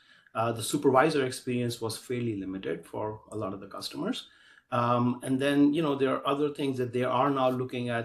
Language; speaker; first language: English; native; English